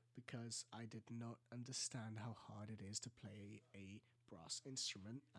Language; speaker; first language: English; early bilingual, other home language; Greek